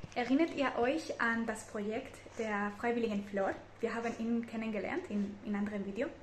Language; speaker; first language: German; non-native, fluent; Spanish